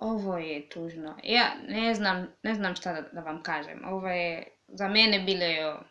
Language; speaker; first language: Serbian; non-native, learner; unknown